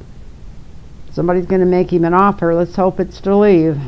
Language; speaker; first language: English; native; English